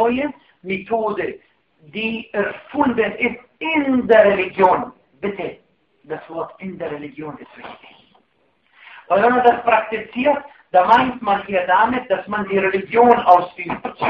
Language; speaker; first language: German; non-native, fluent; Arabic